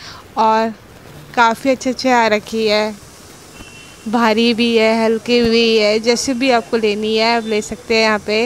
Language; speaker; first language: Hindi; native; Hindi